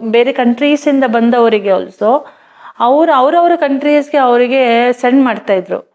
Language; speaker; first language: Kannada; early bilingual, other home language; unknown